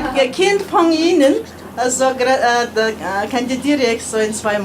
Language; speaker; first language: German; non-native, learner; Mongolian